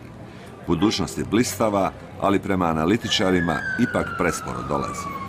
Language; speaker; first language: Croatian; native; Croatian